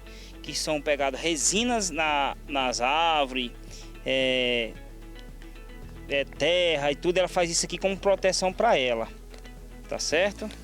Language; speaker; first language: Portuguese; native; Portuguese